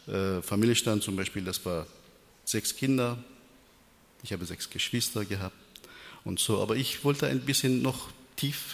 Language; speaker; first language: German; non-native, learner; Persian